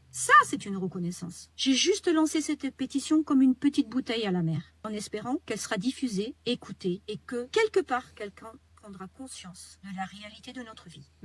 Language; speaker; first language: French; native; French